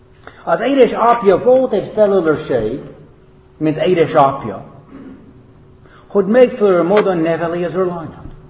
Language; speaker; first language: Hungarian; non-native, fluent; English